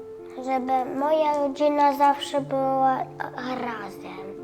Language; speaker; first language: Polish; early bilingual, other home language; Russian